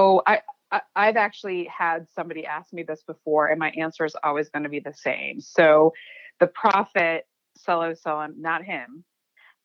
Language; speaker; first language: English; early bilingual, other home language; Urdu